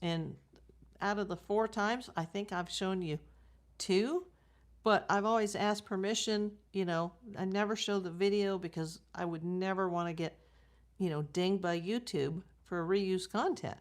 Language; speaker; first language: English; native; English